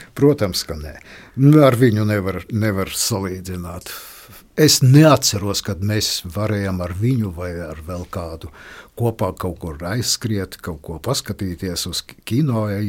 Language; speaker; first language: Latvian; non-native, local second language; Russian